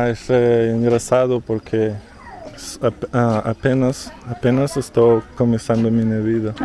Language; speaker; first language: Portuguese; non-native, learner; Russian